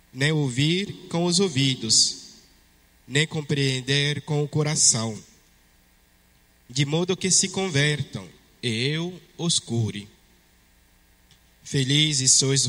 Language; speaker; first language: Portuguese; non-native, fluent; French